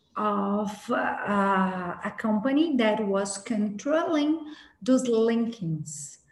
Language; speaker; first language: English; non-native, fluent; Portuguese